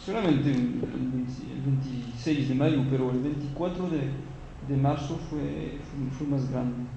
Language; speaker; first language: Spanish; non-native, fluent; French